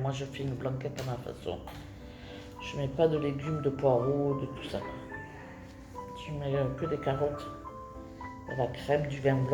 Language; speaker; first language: French; native; French